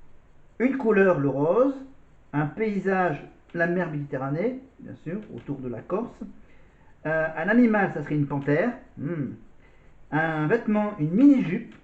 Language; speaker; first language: French; native; French